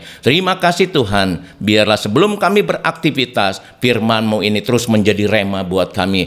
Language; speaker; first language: Indonesian; native; Indonesian